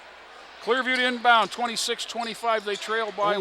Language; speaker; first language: English; native; English